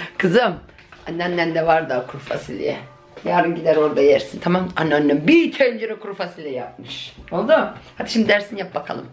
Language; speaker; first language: Turkish; early bilingual, heritage; Turkish